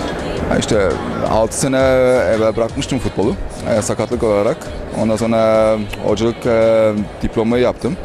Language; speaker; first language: Turkish; early bilingual, heritage; Turkish